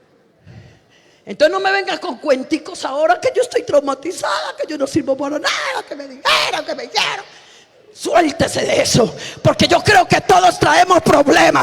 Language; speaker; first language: Spanish; native; Spanish